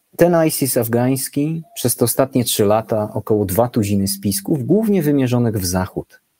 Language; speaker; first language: Polish; native; Polish